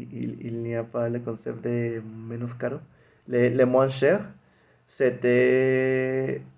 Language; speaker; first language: French; non-native, learner; Spanish